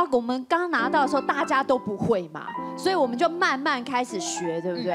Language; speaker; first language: Chinese; native; Chinese